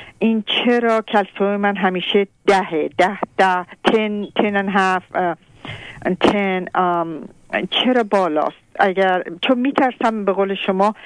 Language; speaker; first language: Persian; native; Persian